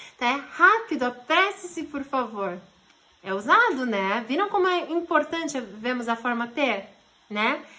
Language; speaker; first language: Portuguese; early bilingual, heritage; Japanese